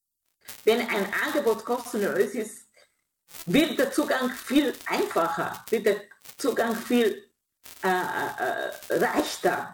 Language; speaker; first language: German; non-native, fluent; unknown